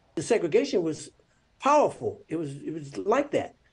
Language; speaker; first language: English; native; English